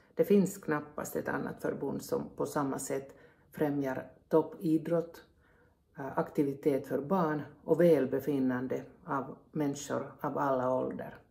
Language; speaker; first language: Swedish; non-native, local second language; Finnish